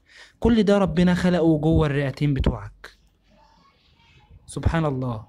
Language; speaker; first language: Arabic; native; Arabic